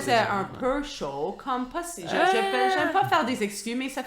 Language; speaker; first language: French; non-native, local second language; English